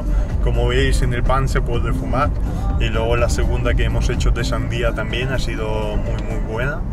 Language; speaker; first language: Spanish; native; Spanish